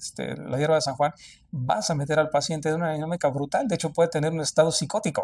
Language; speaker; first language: Spanish; native; Spanish